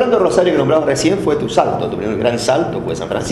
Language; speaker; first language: Spanish; native; Spanish